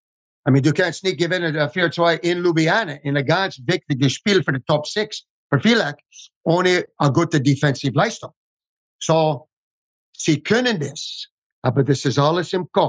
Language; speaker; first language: German; non-native, fluent; English